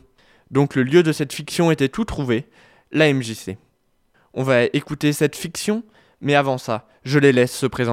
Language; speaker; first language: French; native; French